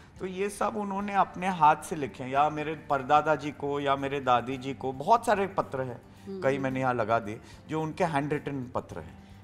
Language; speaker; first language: Hindi; native; Hindi